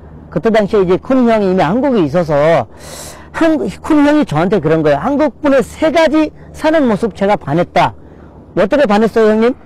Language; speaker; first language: Korean; non-native, fluent; Bangla